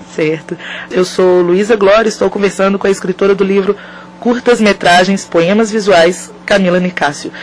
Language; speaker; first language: Portuguese; native; Portuguese